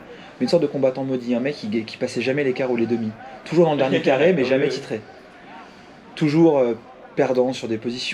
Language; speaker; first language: French; native; French